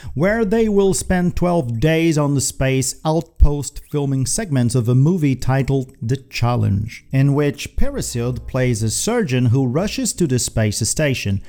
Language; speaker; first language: English; non-native, fluent; Portuguese